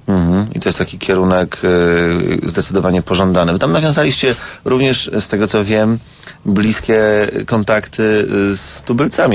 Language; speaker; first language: Polish; native; Polish